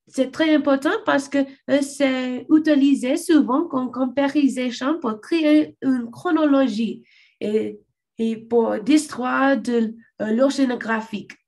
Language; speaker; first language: French; non-native, learner; English